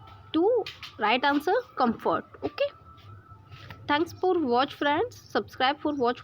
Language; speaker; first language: English; non-native, local second language; Hindi